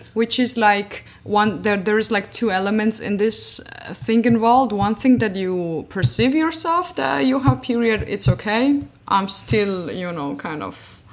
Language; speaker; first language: English; non-native, fluent; Georgian